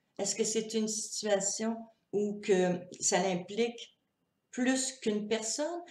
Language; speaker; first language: French; native; French